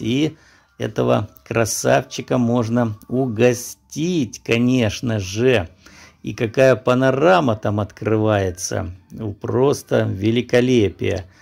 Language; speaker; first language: Russian; native; Russian